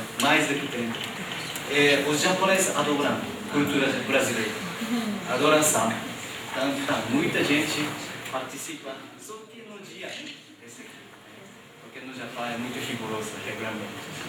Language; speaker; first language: Portuguese; non-native, fluent; Japanese